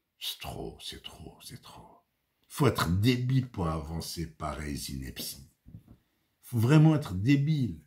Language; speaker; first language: French; non-native, local second language; Arabic